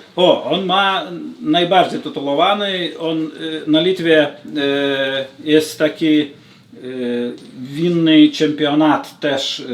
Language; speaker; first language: Polish; non-native, learner; Lithuanian